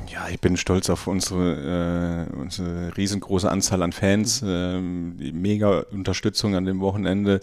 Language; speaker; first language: German; native; German